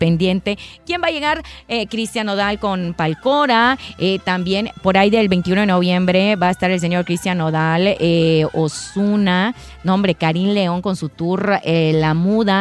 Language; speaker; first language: Spanish; native; Spanish